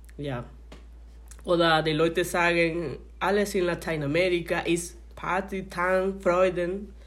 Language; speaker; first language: German; non-native, learner; Spanish